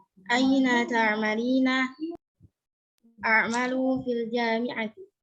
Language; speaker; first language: Arabic; non-native, learner; Indonesian